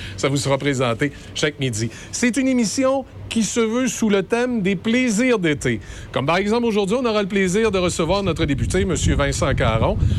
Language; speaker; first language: French; native; French